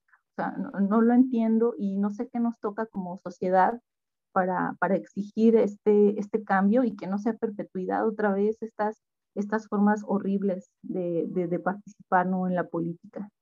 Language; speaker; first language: Spanish; native; Spanish